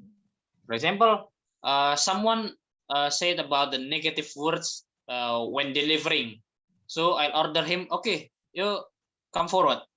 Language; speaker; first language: English; non-native, fluent; Indonesian